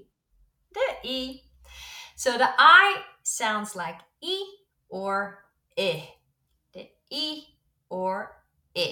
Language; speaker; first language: English; non-native, fluent; Dutch